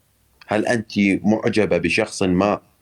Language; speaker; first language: Arabic; native; Arabic